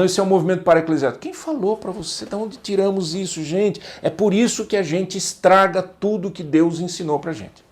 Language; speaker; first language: Portuguese; native; Portuguese